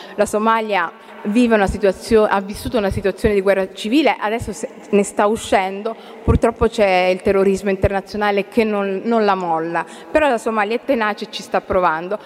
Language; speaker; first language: Italian; early bilingual, other home language; Somali